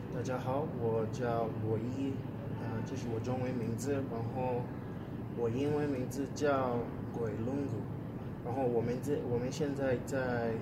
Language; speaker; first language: Chinese; non-native, fluent; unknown